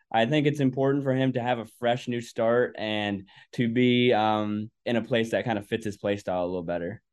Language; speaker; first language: English; native; English